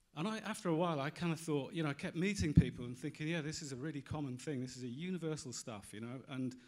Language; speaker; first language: English; native; English